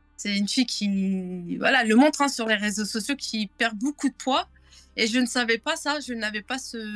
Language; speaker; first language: French; native; French